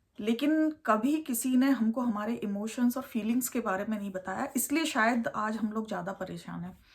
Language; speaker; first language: Hindi; native; Hindi